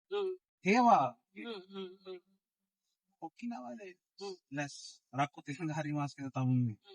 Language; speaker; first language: Japanese; non-native, learner; Hindi